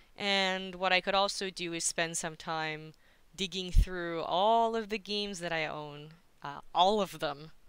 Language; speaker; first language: English; native; English